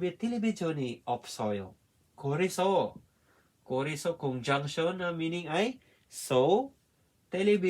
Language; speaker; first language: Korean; non-native, fluent; Filipino